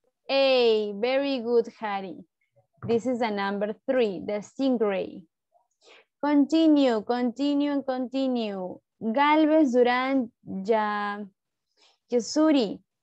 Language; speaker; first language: English; non-native, fluent; Spanish